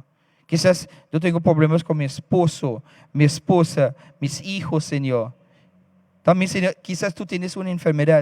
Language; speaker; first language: Spanish; non-native, fluent; English